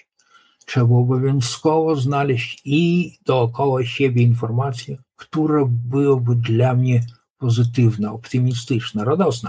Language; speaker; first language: Polish; non-native, local second language; Lithuanian